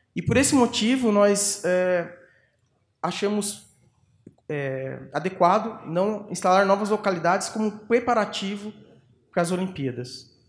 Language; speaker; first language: Portuguese; native; Portuguese